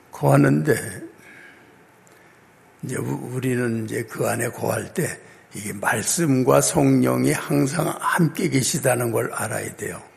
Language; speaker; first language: Korean; native; Korean